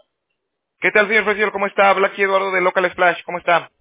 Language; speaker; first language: Spanish; native; Spanish